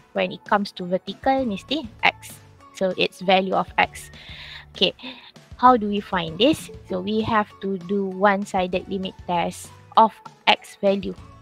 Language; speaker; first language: English; non-native, local second language; Malay